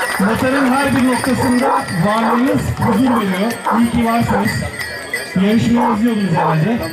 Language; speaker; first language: Turkish; native; Turkish